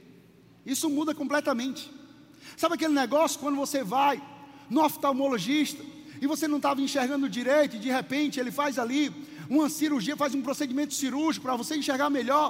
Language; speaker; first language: Portuguese; native; Portuguese